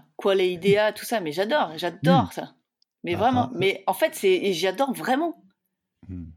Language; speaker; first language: French; native; French